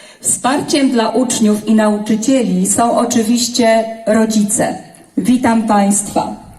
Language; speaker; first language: Polish; native; Polish